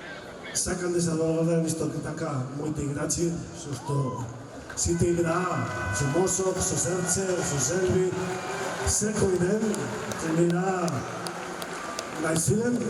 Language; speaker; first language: Macedonian; non-native, learner; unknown